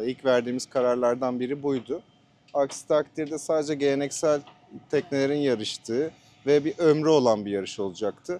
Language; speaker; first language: Turkish; native; Turkish